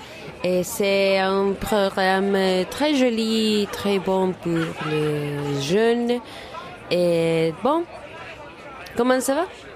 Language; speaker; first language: French; non-native, learner; Spanish